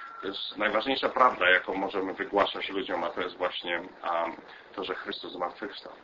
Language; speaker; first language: Polish; native; Polish